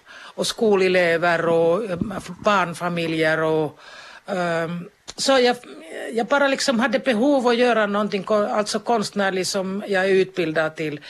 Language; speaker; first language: Swedish; non-native, local second language; Finnish